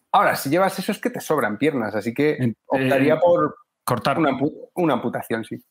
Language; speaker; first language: Spanish; native; Spanish